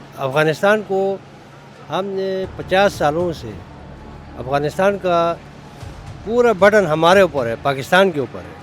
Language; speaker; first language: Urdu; non-native, local second language; Pashto